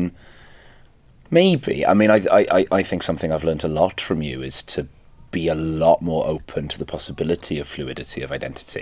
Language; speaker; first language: English; non-native, local second language; Welsh